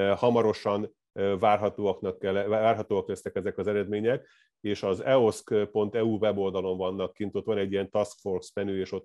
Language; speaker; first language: Hungarian; native; Hungarian